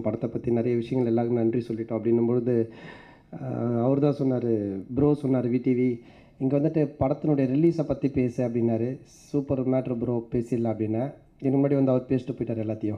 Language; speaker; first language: Tamil; native; Tamil